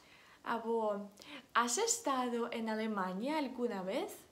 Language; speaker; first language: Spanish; non-native, fluent; Ukrainian